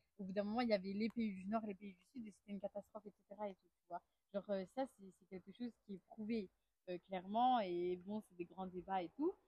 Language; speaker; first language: French; native; French